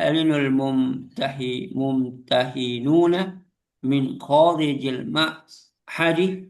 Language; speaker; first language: Arabic; non-native, learner; Indonesian